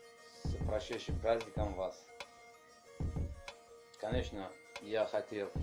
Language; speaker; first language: Russian; non-native, fluent; Azerbaijani